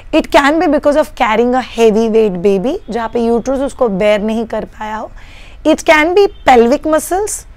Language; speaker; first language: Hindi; non-native, local second language; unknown